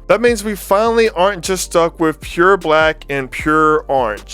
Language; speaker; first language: English; native; English